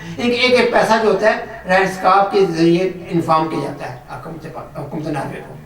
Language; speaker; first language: Urdu; non-native, local second language; Punjabi